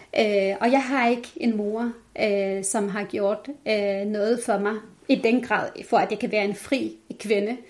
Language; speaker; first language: Danish; non-native, fluent; Arabic